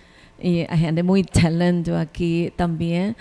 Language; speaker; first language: Spanish; non-native, learner; Chinese